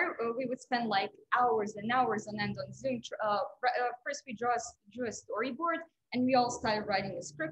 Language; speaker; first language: English; non-native, fluent; Bosnian